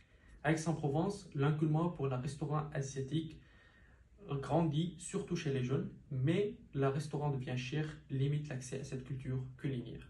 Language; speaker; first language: French; non-native, learner; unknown